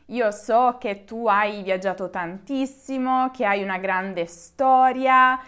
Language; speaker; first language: Italian; native; Italian